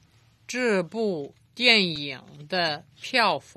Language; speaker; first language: Chinese; non-native, learner; Serbian